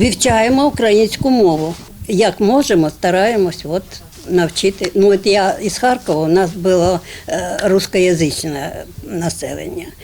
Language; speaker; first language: Ukrainian; non-native, local second language; Russian